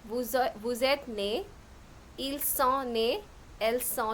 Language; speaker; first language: French; non-native, fluent; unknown